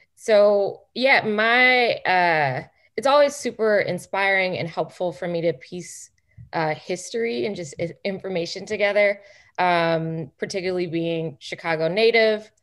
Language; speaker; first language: English; native; English